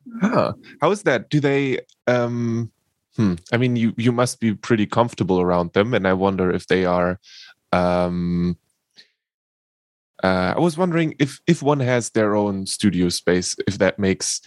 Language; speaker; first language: English; non-native, fluent; German